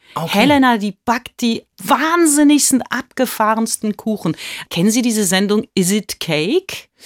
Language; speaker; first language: German; early bilingual, heritage; German